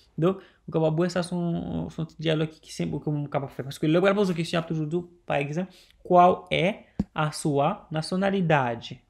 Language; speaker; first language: Portuguese; non-native, learner; Haitian Creole